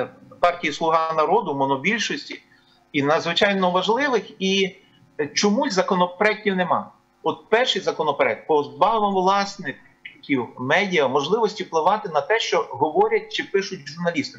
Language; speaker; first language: Ukrainian; native; Ukrainian